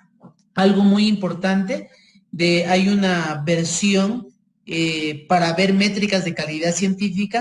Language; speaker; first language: Spanish; native; Spanish